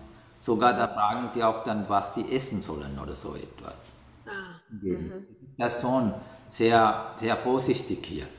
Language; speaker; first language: German; non-native, learner; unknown